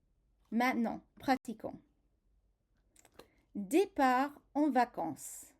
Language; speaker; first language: French; non-native, fluent; English